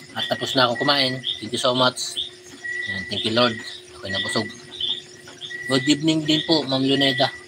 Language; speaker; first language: Filipino; non-native, local second language; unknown